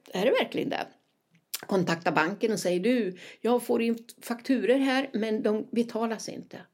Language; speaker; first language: Swedish; native; Swedish